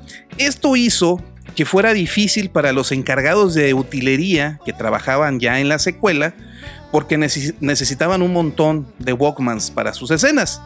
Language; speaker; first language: Spanish; native; Spanish